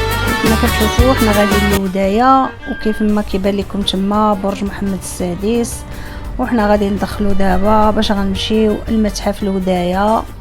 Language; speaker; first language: Arabic; native; Arabic